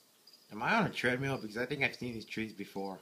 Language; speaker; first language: English; native; English